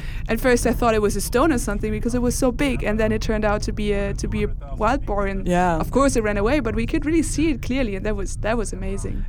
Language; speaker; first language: English; non-native, fluent; German